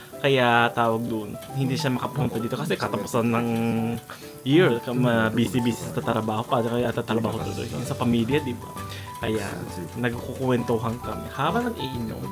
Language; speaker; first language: Filipino; early bilingual, heritage; Japanese